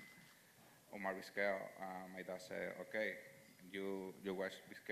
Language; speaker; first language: English; non-native, learner; Spanish